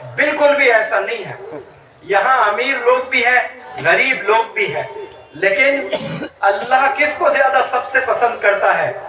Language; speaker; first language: Urdu; native; Urdu